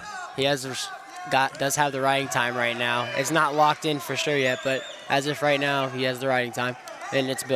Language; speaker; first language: English; native; English